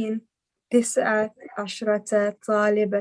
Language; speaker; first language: Arabic; non-native, learner; English